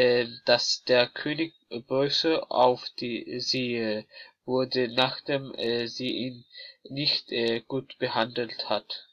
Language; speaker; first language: German; non-native, learner; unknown